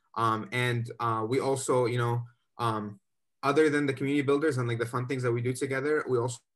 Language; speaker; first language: English; native; English